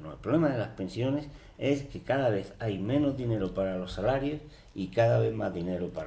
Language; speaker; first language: Spanish; native; Spanish